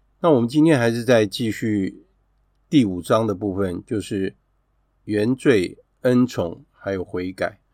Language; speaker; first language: Chinese; native; Chinese